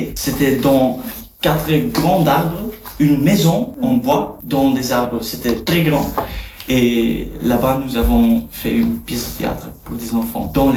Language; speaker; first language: French; non-native, fluent; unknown